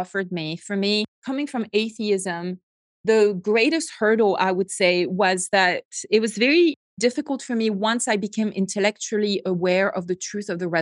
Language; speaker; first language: English; non-native, fluent; French